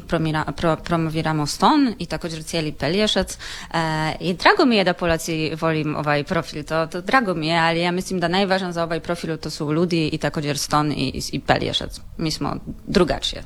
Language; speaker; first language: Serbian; non-native, learner; Polish